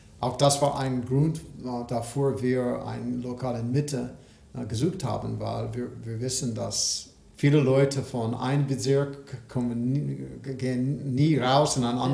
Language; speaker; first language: German; non-native, learner; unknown